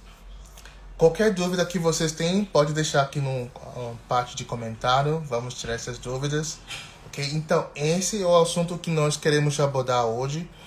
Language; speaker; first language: Portuguese; non-native, fluent; English